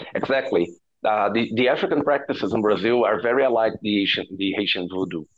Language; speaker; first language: English; non-native, fluent; Portuguese